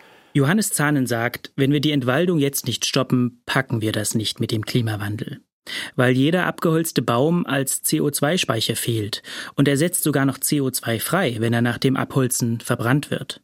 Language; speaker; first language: German; native; German